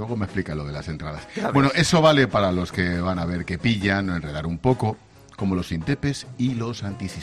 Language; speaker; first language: Spanish; native; Spanish